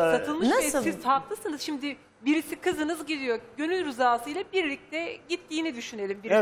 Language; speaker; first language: Turkish; native; Turkish